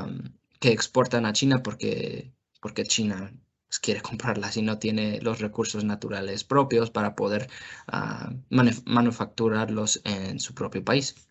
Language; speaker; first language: Spanish; non-native, learner; English